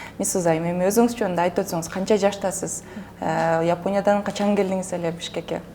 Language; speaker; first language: Kyrgyz; native; Kyrgyz